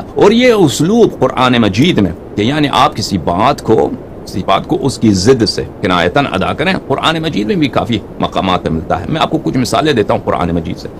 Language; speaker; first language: Urdu; non-native, fluent; Persian